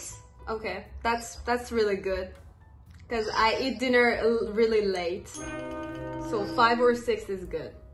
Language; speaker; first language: English; non-native, fluent; Persian